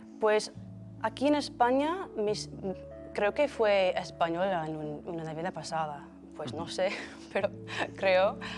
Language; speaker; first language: Spanish; non-native, fluent; English